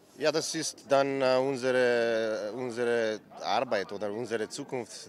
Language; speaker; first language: German; non-native, learner; Slovenian